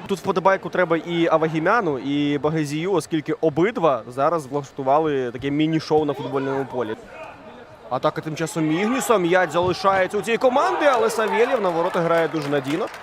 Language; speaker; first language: Ukrainian; native; Ukrainian